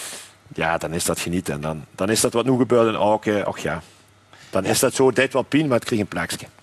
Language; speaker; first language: Dutch; native; Dutch